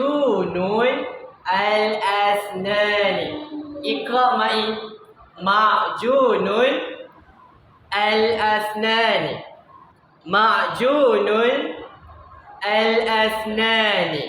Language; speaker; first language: Arabic; non-native, learner; Malay